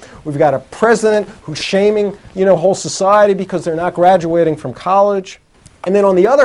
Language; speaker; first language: English; native; English